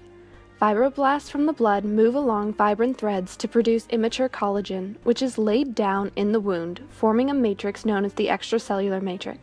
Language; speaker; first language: English; native; English